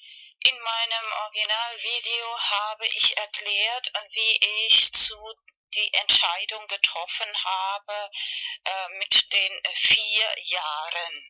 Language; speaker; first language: German; non-native, fluent; Spanish